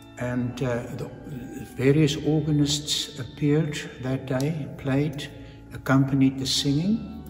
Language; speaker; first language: English; non-native, local second language; Afrikaans